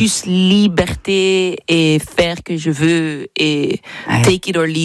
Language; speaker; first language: French; non-native, learner; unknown